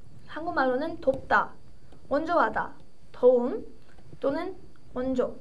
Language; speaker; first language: Korean; early bilingual, heritage; English